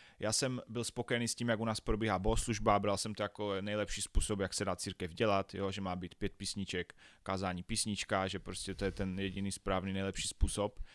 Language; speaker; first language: Czech; native; Czech